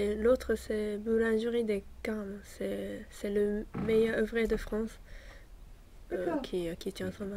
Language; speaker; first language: French; non-native, fluent; Japanese